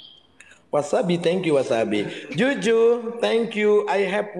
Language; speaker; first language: English; non-native, learner; Indonesian